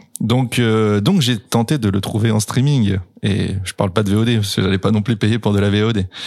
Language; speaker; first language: French; native; French